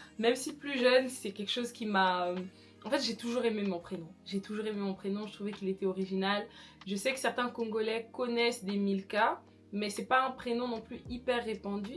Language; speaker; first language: French; native; French